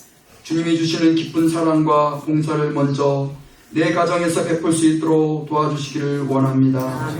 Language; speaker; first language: Korean; native; Korean